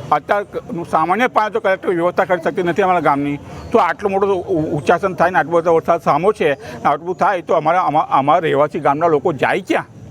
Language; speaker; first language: Gujarati; native; Gujarati